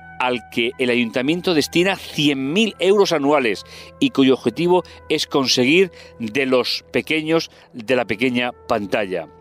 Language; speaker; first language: Spanish; native; Spanish